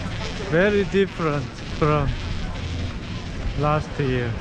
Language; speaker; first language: English; non-native, learner; Korean